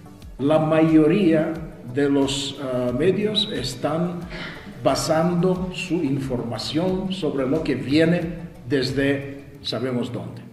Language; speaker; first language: Spanish; non-native, fluent; Russian